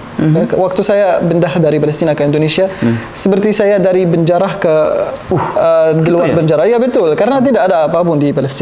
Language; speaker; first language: Indonesian; non-native, learner; Arabic